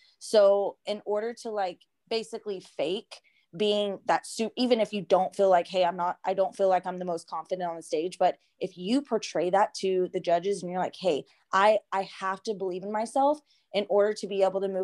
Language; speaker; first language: English; native; English